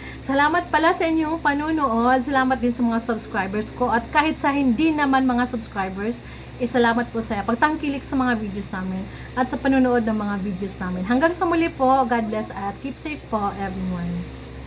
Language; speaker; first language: Filipino; non-native, local second language; Cebuano